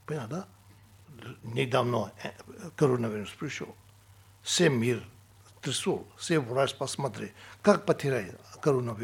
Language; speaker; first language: Russian; non-native, fluent; Tibetan